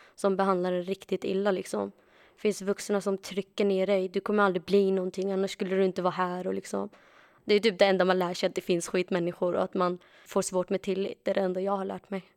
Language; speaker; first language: Swedish; early bilingual, other home language; Arabic